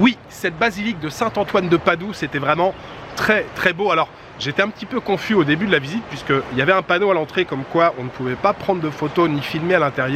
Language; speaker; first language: French; native; French